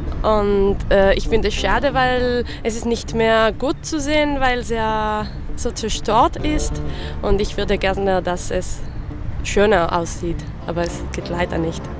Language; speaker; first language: German; non-native, learner; French